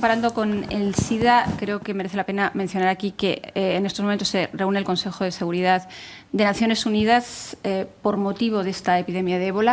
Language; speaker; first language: Spanish; native; Spanish